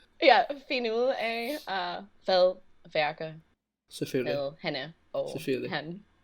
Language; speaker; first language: Danish; non-native, learner; English